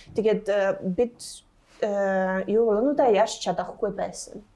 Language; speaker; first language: Mongolian; non-native, learner; Hungarian